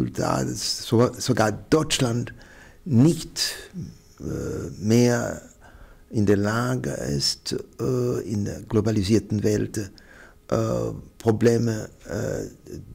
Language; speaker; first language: German; non-native, fluent; Arabic